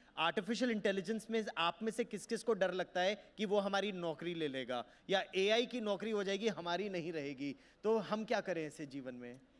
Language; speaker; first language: Hindi; native; Hindi